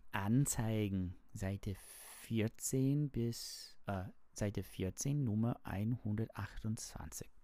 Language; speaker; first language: German; non-native, learner; English